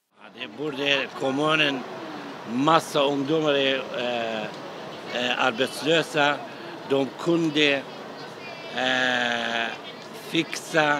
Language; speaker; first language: Swedish; non-native, local second language; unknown